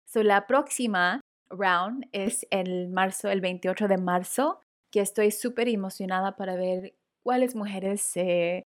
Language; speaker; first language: Spanish; early bilingual, heritage; Spanish